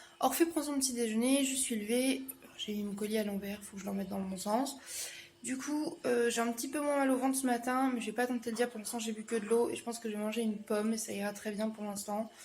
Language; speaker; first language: French; native; French